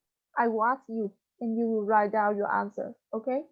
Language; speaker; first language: English; non-native, fluent; Vietnamese